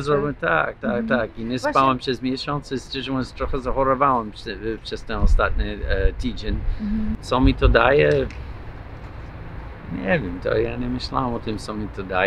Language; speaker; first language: Polish; non-native, fluent; English